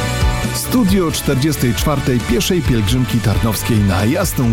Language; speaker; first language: Polish; native; Polish